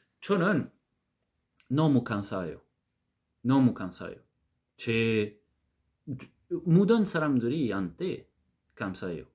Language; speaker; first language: Korean; non-native, learner; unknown